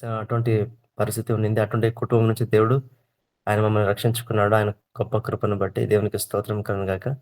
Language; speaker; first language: Telugu; non-native, local second language; Kannada